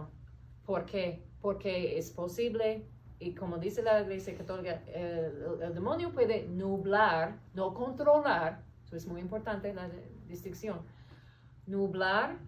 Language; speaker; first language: Spanish; non-native, fluent; English